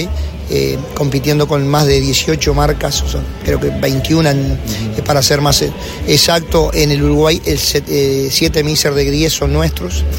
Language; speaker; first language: Spanish; native; Spanish